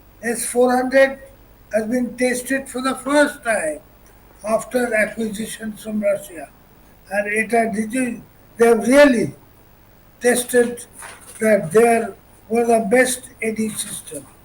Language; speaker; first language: English; non-native, local second language; Bangla